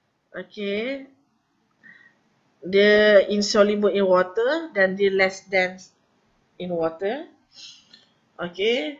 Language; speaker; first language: English; non-native, local second language; Malay